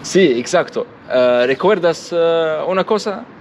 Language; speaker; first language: Spanish; non-native, learner; Arabic